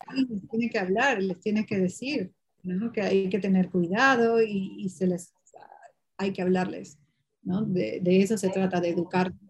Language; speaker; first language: Spanish; non-native, local second language; Portuguese